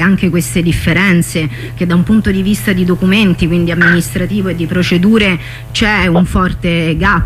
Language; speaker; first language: Italian; native; Italian